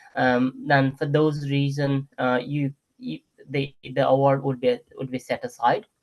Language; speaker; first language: English; non-native, local second language; Nepali